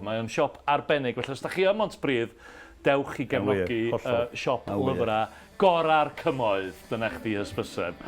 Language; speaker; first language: Welsh; native; Welsh